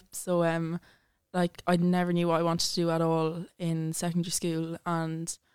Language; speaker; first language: English; native; English